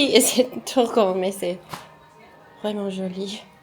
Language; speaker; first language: French; non-native, learner; English